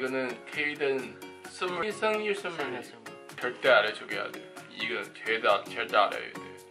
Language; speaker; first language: Korean; early bilingual, heritage; English